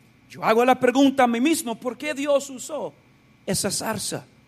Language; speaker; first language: Spanish; non-native, fluent; English